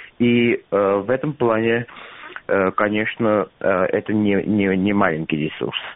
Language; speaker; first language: Russian; non-native, local second language; Armenian